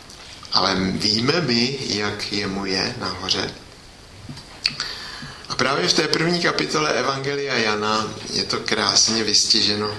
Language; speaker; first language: Czech; native; Czech